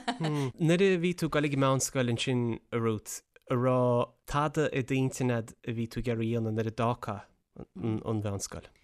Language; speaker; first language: Irish; native; Irish